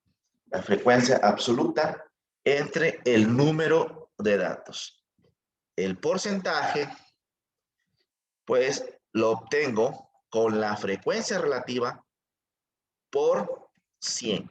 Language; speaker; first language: Spanish; native; Spanish